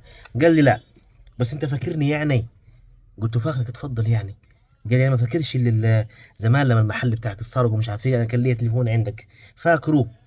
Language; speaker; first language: Arabic; native; Arabic